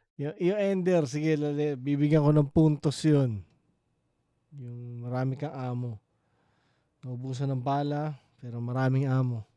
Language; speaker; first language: Filipino; native; Filipino